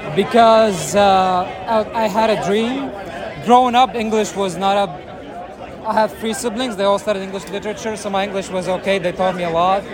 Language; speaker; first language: English; non-native, fluent; Arabic